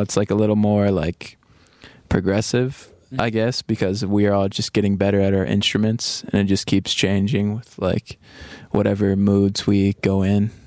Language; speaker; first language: English; native; English